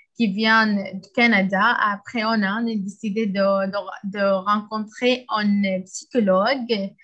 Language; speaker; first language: French; non-native, learner; Arabic